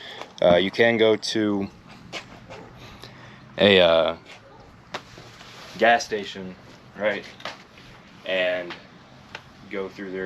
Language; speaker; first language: English; native; English